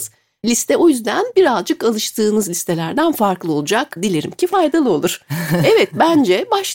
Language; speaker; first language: Turkish; native; Turkish